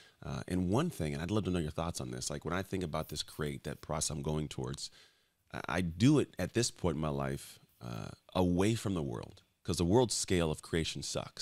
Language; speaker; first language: English; native; English